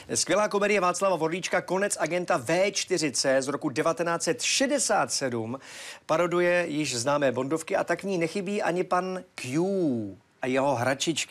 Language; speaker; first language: Czech; native; Czech